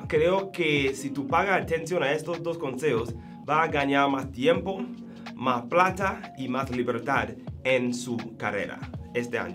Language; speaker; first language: Spanish; non-native, learner; English